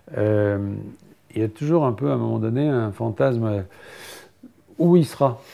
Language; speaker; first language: French; native; French